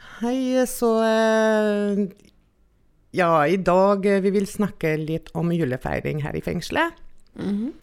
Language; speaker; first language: Norwegian; non-native, fluent; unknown